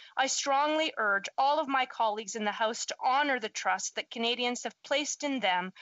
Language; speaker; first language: English; native; English